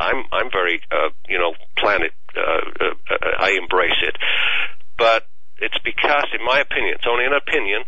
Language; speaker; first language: English; native; English